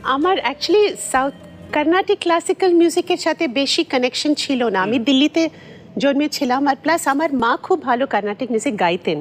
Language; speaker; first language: Bangla; non-native, local second language; Tamil